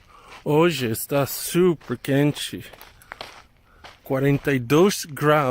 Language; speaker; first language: Portuguese; non-native, learner; English